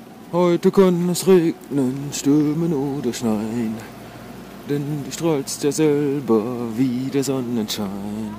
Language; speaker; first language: German; native; German